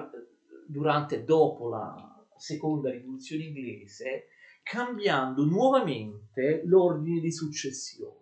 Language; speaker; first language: Italian; native; Italian